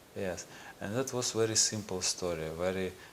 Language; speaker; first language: English; non-native, learner; Ukrainian